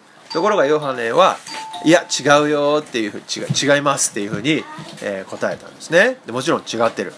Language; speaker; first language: Japanese; native; Japanese